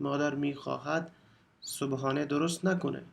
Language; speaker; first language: Persian; non-native, fluent; Urdu